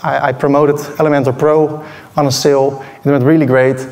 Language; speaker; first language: English; non-native, fluent; Dutch